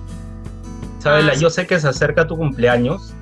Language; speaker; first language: Spanish; native; Spanish